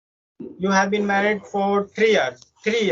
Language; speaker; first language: English; non-native, local second language; Hindi